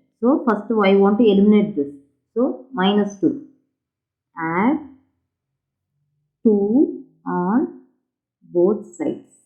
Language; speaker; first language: English; non-native, local second language; Tamil